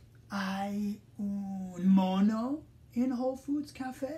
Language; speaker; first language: Spanish; non-native, fluent; English